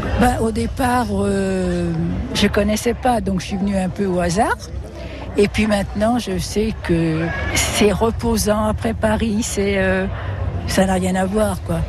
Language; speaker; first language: French; native; French